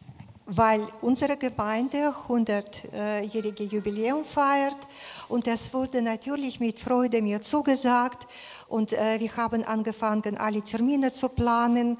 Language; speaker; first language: German; non-native, fluent; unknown